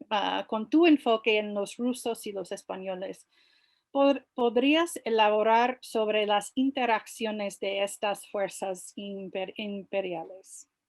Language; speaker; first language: Spanish; non-native, fluent; English